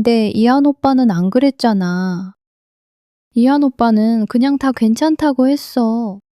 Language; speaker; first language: Korean; early bilingual, heritage; English